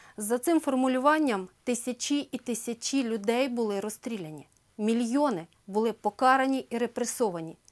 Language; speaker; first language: Ukrainian; native; Ukrainian